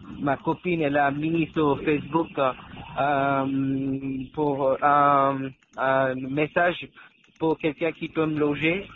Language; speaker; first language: French; non-native, learner; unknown